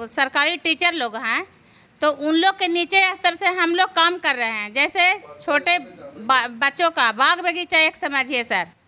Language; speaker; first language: Hindi; native; Hindi